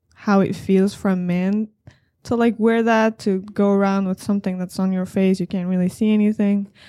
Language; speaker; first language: English; non-native, fluent; Persian